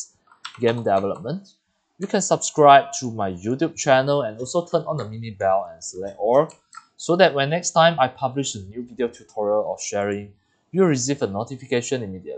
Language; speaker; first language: English; non-native, fluent; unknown